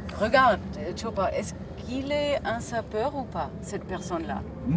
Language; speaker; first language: French; non-native, learner; German